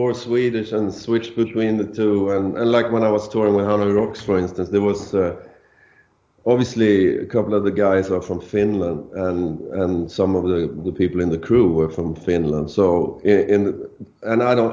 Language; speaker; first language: English; non-native, fluent; Swedish